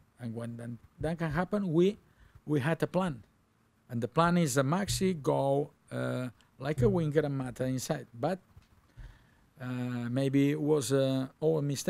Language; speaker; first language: English; non-native, learner; Catalan